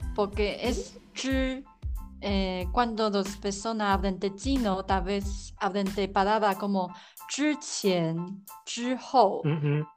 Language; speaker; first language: Spanish; non-native, learner; Chinese